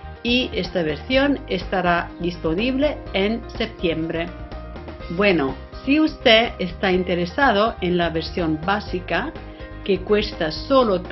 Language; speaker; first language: Spanish; non-native, fluent; Italian